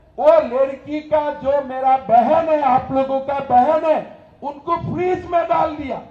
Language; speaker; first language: Hindi; non-native, local second language; Assamese